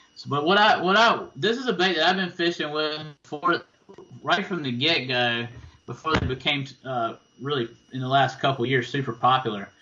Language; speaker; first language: English; native; English